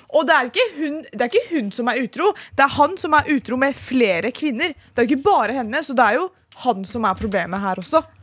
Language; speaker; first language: Norwegian; early bilingual, other home language; Persian